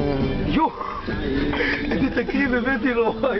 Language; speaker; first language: Hebrew; native; Hebrew